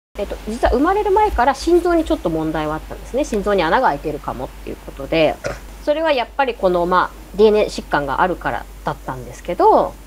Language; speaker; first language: Japanese; native; Japanese